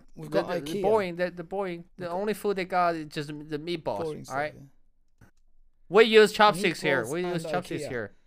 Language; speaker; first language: English; non-native, fluent; Chinese